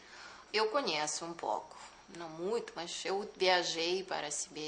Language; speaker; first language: Portuguese; non-native, fluent; Russian